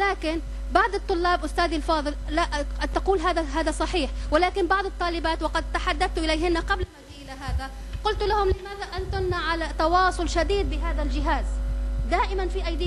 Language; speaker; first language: Arabic; native; Arabic